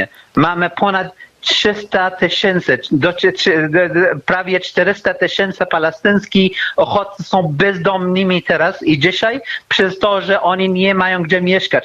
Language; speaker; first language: Polish; non-native, fluent; Arabic